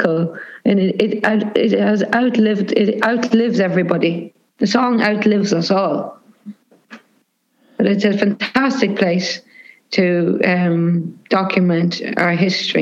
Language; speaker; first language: English; native; English